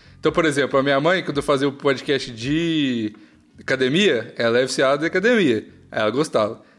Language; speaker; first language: Portuguese; native; Portuguese